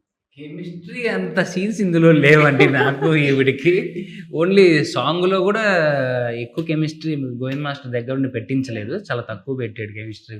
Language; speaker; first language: Telugu; native; Telugu